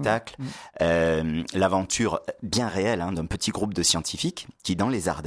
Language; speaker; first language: French; native; French